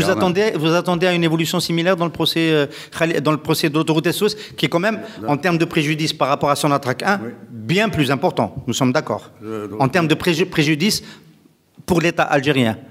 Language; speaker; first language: French; non-native, local second language; Arabic